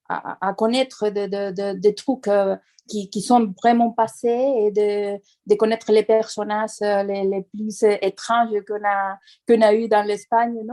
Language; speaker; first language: French; non-native, fluent; Spanish